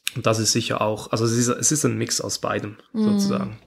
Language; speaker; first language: German; native; German